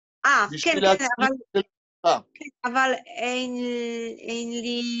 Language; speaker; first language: Hebrew; non-native, learner; Polish